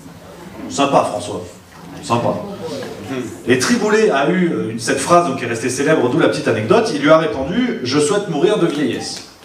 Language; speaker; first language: French; native; French